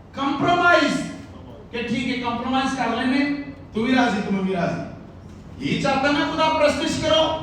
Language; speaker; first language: Urdu; non-native, local second language; Punjabi